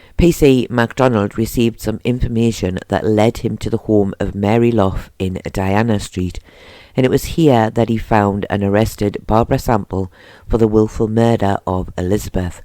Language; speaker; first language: English; native; English